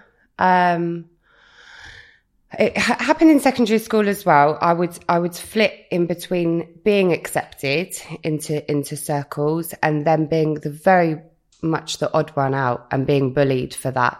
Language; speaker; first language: English; native; English